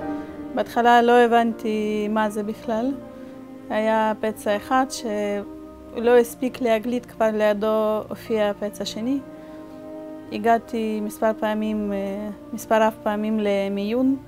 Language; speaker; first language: Hebrew; early bilingual, other home language; Russian